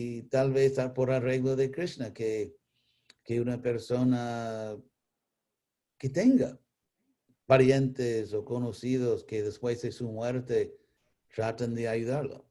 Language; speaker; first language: Spanish; non-native, fluent; English